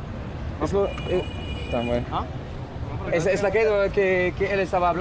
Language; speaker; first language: Spanish; non-native, learner; French